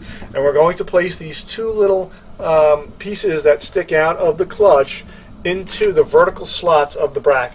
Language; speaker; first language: English; native; English